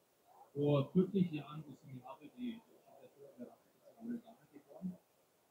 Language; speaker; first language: German; non-native, learner; Italian